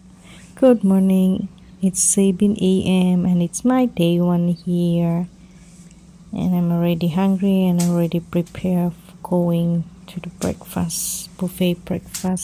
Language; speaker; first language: English; non-native, local second language; Filipino